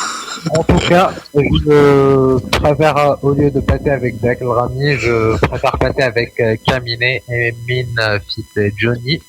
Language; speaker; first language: French; non-native, local second language; Arabic